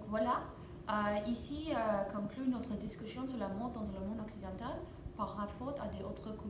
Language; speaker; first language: French; non-native, learner; English